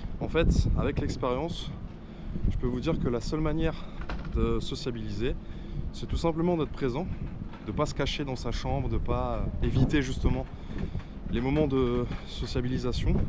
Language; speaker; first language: French; native; French